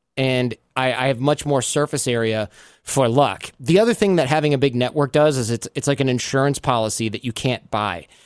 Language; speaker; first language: English; native; English